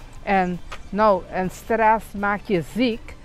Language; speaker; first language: Dutch; non-native, local second language; Papiamento